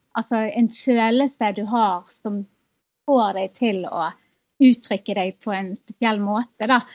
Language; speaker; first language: Norwegian; native; Norwegian